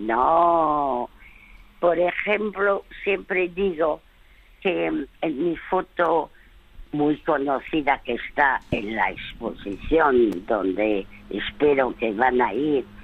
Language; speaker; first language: Spanish; early bilingual, other home language; French